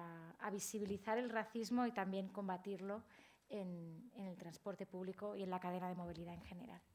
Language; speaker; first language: Spanish; native; Spanish